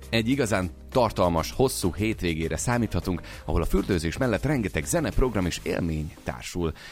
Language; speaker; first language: Hungarian; native; Hungarian